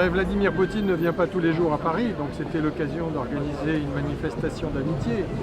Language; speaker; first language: French; native; French